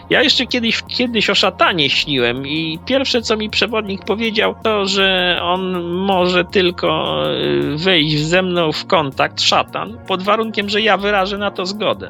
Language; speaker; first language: Polish; native; Polish